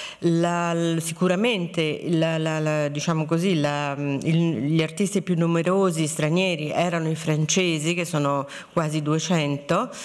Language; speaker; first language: Italian; native; Italian